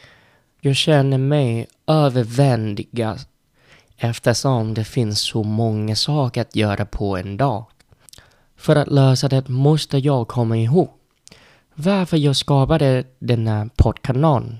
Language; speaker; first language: Swedish; non-native, learner; Vietnamese